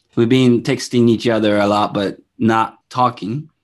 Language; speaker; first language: English; non-native, fluent; Japanese